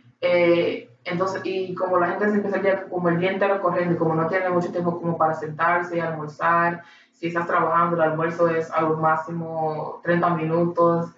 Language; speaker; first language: Spanish; early bilingual, heritage; Spanish